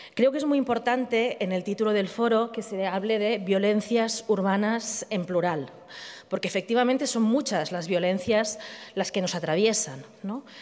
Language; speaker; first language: Spanish; native; Spanish